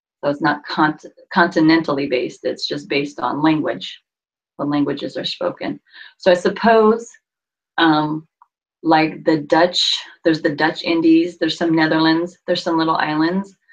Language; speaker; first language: English; native; English